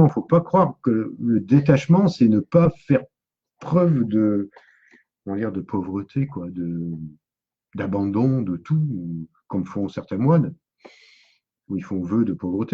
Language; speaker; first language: French; native; French